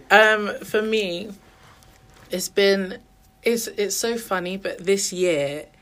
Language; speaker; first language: English; native; English